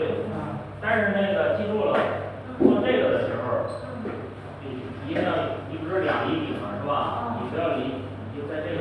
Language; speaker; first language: Chinese; native; Chinese